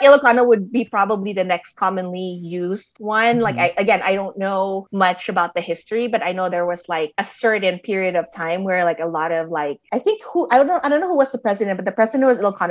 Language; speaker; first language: English; native; English